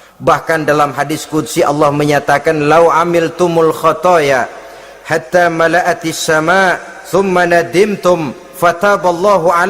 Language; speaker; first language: Indonesian; native; Indonesian